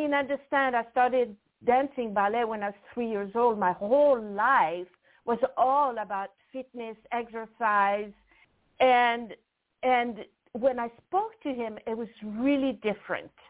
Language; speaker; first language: English; non-native, fluent; French